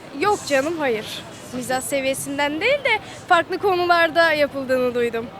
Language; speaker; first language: Turkish; native; Turkish